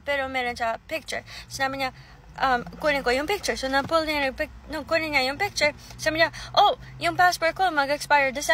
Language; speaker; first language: Filipino; early bilingual, heritage; English